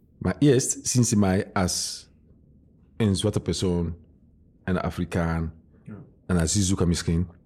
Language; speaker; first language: Dutch; non-native, fluent; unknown